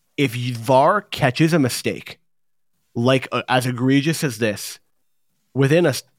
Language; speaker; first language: English; native; English